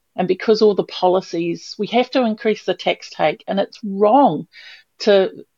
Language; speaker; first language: English; native; English